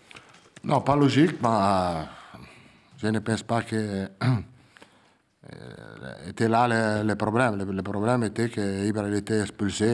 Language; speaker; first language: French; non-native, learner; Italian